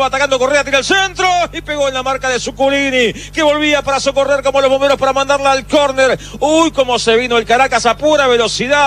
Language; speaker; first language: Spanish; native; Spanish